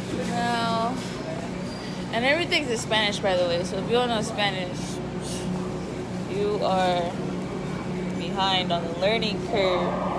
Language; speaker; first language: English; native; English